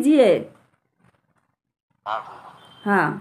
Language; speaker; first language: Hindi; non-native, local second language; Bangla